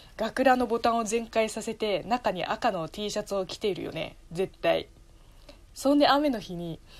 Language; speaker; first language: Japanese; non-native, fluent; Chinese